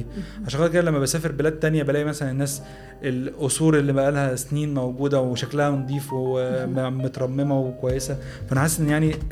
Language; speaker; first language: Arabic; native; Arabic